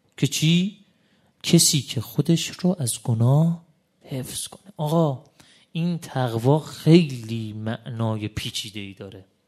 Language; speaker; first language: Persian; native; Persian